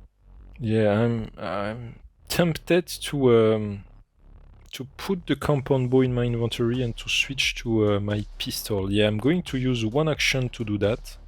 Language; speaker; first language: English; non-native, fluent; French